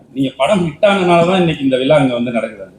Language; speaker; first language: Tamil; native; Tamil